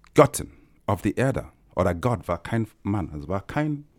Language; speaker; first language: German; non-native, fluent; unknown